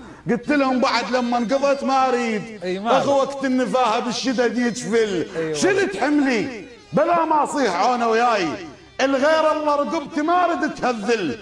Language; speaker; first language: Arabic; native; Arabic